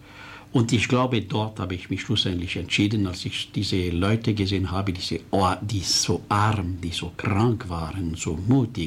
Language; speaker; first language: German; non-native, local second language; French